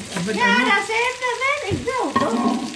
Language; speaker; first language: Dutch; non-native, learner; Thai